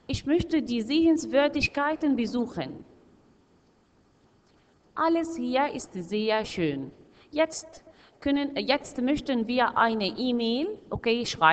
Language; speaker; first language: German; non-native, fluent; Arabic